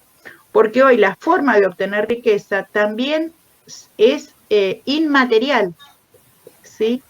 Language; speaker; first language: Spanish; native; Spanish